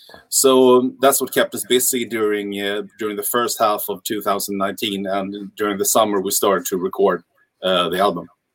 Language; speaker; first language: English; non-native, fluent; Swedish